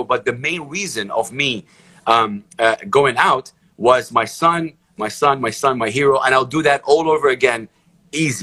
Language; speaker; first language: English; non-native, fluent; Arabic